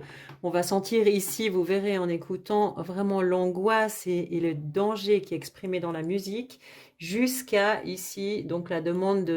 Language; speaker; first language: French; native; French